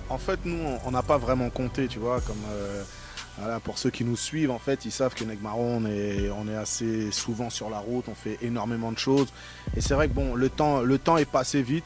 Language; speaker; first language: French; native; French